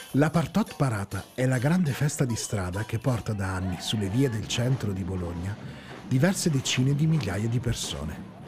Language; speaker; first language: Italian; native; Italian